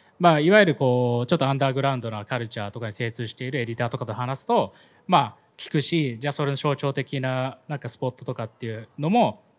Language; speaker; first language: Japanese; native; Japanese